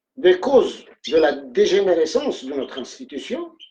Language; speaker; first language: French; non-native, local second language; Arabic